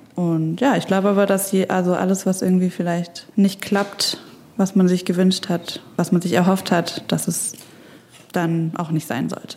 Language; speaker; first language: German; native; German